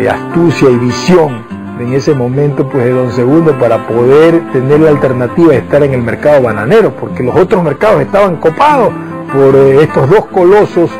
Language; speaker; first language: Spanish; native; Spanish